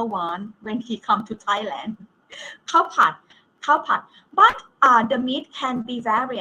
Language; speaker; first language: English; non-native, fluent; Thai